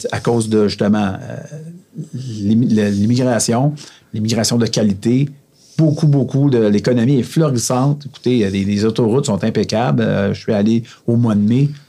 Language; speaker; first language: French; native; French